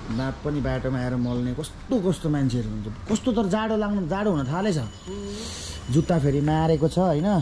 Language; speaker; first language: Nepali; native; Nepali